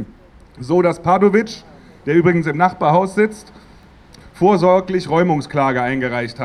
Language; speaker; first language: German; native; German